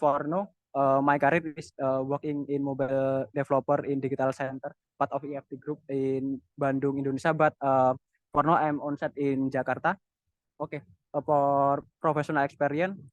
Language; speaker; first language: English; non-native, learner; Indonesian